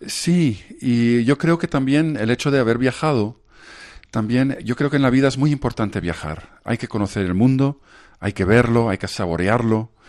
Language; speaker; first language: Spanish; non-native, fluent; Dutch